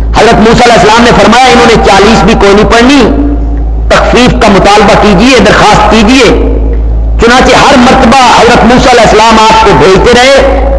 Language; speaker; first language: Urdu; non-native, local second language; Punjabi